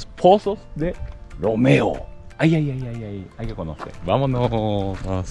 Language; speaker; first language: Spanish; non-native, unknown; Japanese